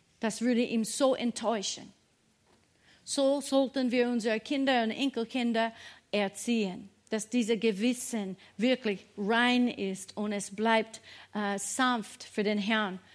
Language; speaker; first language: German; non-native, fluent; English